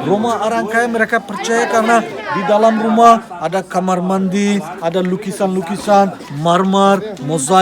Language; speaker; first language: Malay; non-native, fluent; Turkish